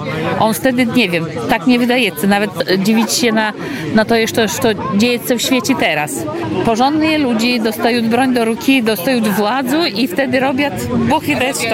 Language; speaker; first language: Polish; non-native, local second language; Belarusian